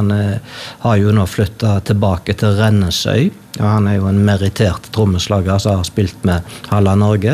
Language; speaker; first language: Norwegian; native; Norwegian